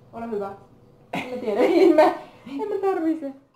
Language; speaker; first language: Finnish; non-native, learner; Thai